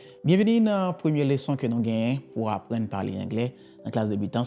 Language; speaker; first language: French; non-native, learner; Haitian Creole